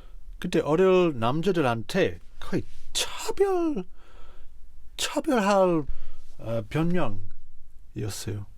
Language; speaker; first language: Korean; non-native, fluent; English